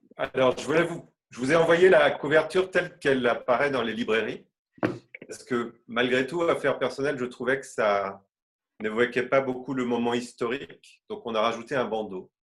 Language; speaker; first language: French; native; French